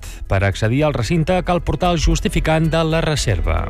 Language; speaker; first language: Catalan; native; Catalan